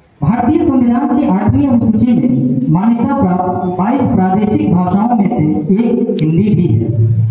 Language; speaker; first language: Hindi; native; Hindi